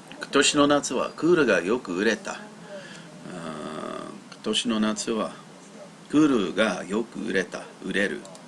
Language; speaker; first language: Japanese; non-native, learner; English